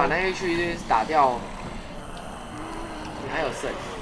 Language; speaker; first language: Chinese; native; Chinese